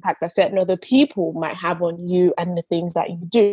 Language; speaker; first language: English; non-native, local second language; Yoruba